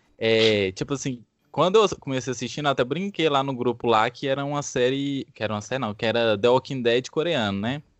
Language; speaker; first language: Portuguese; native; Portuguese